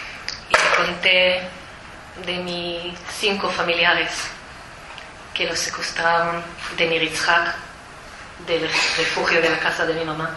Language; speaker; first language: Spanish; early bilingual, heritage; Spanish